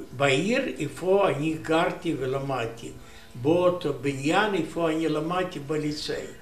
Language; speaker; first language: Hebrew; non-native, learner; Romanian